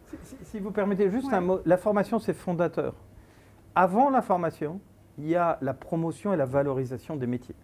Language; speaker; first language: French; native; French